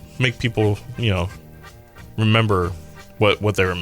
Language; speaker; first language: English; native; English